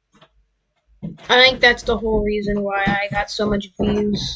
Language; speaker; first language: English; native; English